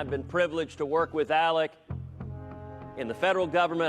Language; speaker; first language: English; native; English